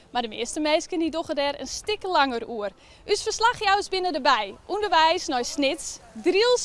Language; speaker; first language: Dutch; non-native, local second language; Western Frisian